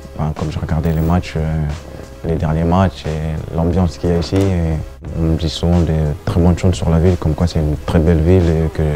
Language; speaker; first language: French; native; French